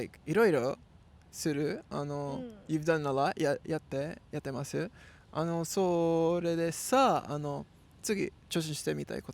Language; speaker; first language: Japanese; non-native, learner; English